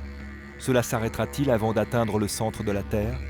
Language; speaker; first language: French; native; French